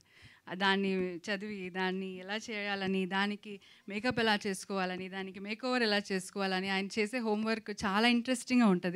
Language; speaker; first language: Telugu; non-native, local second language; Kannada